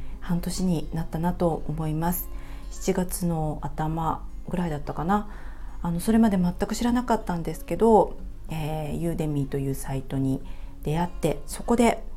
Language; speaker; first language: Japanese; native; Japanese